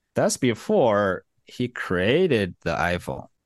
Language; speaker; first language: English; non-native, fluent; Chinese